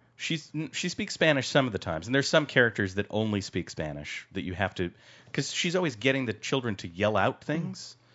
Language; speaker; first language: English; native; English